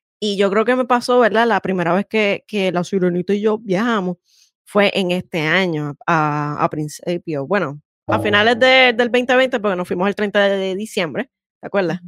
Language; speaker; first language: Spanish; native; Spanish